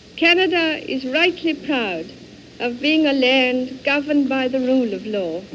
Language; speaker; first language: English; native; English